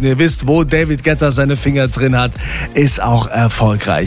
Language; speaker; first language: German; native; German